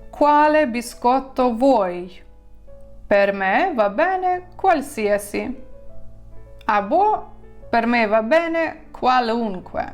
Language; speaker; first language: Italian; non-native, fluent; Ukrainian